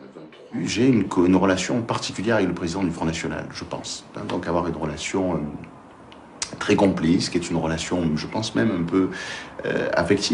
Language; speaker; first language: French; native; French